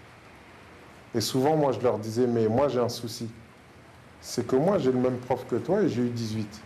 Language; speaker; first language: French; native; French